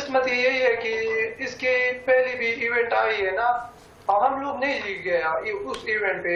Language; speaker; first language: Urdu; non-native, local second language; Pashto